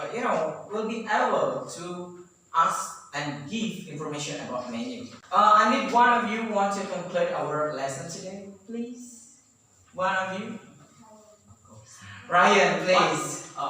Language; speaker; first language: English; non-native, learner; Indonesian